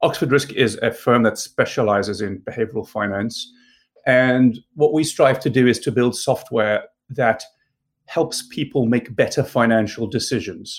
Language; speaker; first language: English; native; English